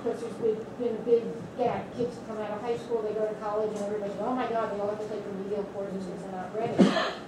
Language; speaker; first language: English; native; English